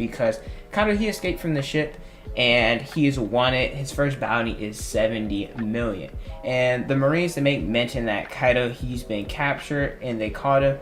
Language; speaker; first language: English; native; English